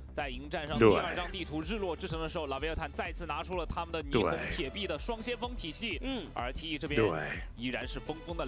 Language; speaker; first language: Chinese; native; Chinese